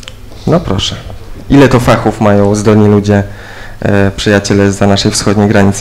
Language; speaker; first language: Polish; native; Polish